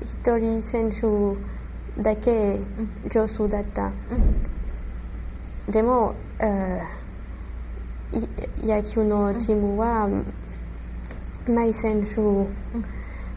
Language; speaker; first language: Japanese; non-native, learner; Spanish